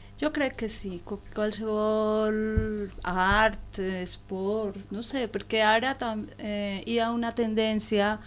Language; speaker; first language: Catalan; non-native, learner; Spanish